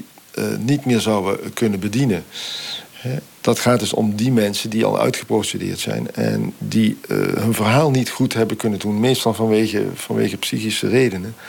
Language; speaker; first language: Dutch; native; Dutch